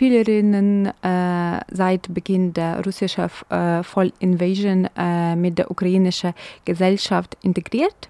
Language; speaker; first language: German; non-native, fluent; Ukrainian